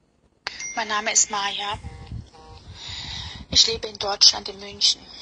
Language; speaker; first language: German; early bilingual, other home language; Bosnian